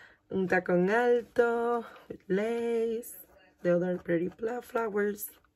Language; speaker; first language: English; non-native, learner; Spanish